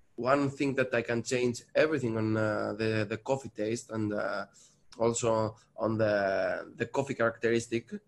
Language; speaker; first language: English; non-native, learner; Greek